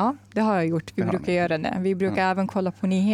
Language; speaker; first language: Swedish; non-native, fluent; Arabic